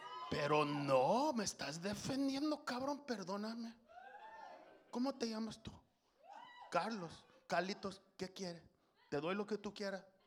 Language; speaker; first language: Spanish; early bilingual, heritage; Spanish